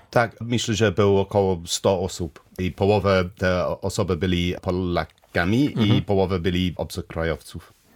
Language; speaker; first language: Polish; non-native, learner; English